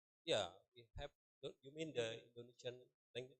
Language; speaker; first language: English; non-native, learner; Indonesian